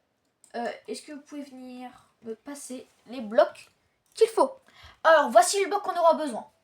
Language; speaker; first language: French; native; French